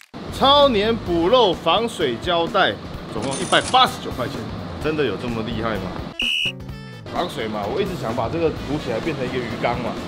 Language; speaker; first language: Chinese; native; Chinese